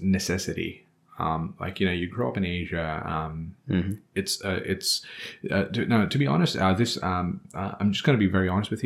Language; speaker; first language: English; non-native, local second language; Nepali